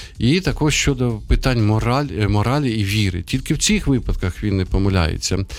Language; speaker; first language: Ukrainian; native; Ukrainian